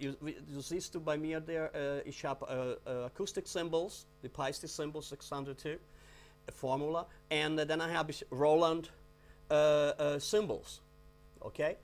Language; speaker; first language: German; non-native, learner; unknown